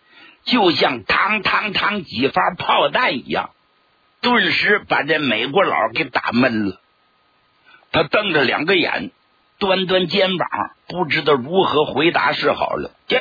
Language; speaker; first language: Chinese; native; Chinese